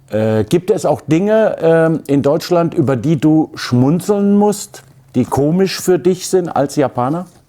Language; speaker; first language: German; native; German